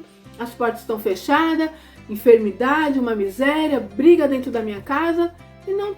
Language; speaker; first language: Portuguese; native; Portuguese